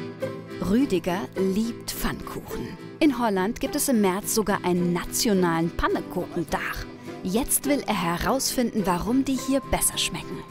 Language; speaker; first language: German; native; German